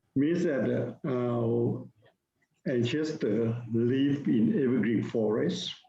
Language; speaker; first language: English; non-native, learner; Thai